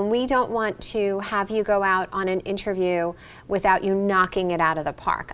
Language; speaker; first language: English; native; English